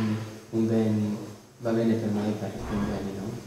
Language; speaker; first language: Italian; non-native, learner; Spanish